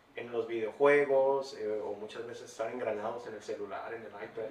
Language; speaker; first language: Spanish; early bilingual, heritage; Spanish